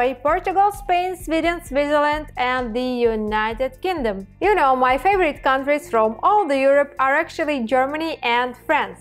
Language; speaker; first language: English; non-native, fluent; Russian